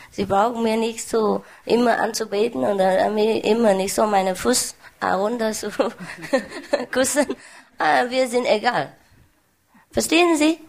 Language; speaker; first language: German; non-native, learner; Vietnamese